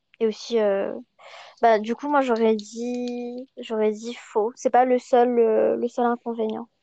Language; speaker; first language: French; early bilingual, other home language; Chinese